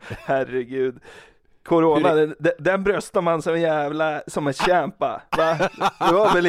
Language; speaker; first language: Swedish; native; Swedish